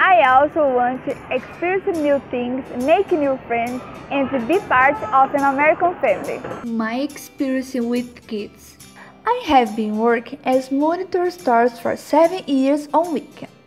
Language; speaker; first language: English; non-native, learner; Portuguese